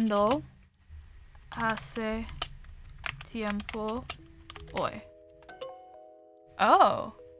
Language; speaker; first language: Spanish; non-native, learner; English